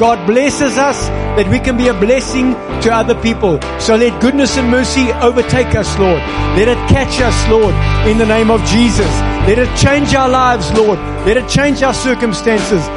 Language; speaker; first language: English; native; English